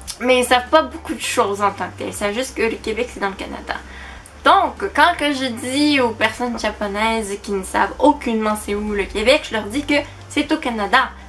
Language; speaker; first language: French; native; French